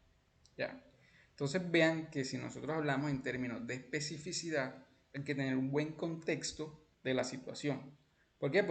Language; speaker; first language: Spanish; native; Spanish